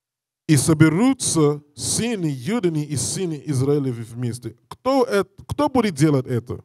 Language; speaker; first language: Russian; non-native, learner; English